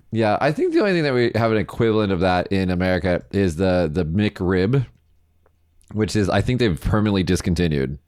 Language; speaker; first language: English; native; English